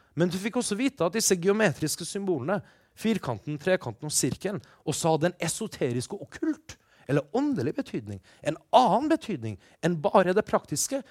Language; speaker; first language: Norwegian; early bilingual, other home language; Persian